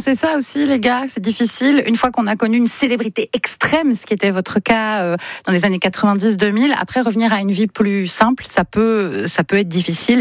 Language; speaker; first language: French; native; French